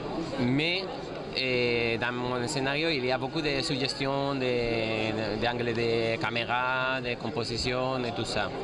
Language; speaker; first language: French; non-native, fluent; Spanish